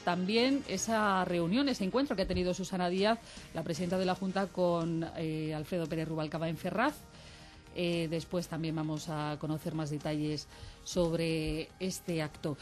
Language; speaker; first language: Spanish; native; Spanish